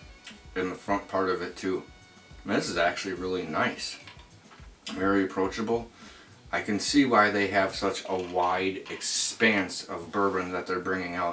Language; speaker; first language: English; native; English